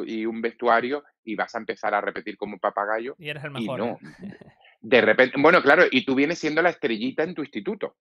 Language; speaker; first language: Spanish; native; Spanish